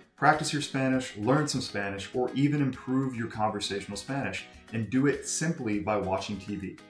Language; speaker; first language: Spanish; non-native, fluent; English